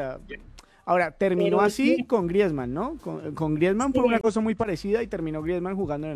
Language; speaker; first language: Spanish; native; Spanish